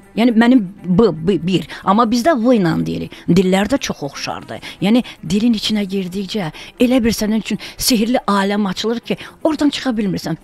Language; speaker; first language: Azerbaijani; non-native, local second language; Talysh